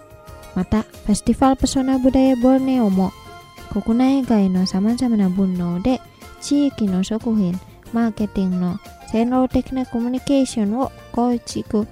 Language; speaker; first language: Japanese; non-native, fluent; Indonesian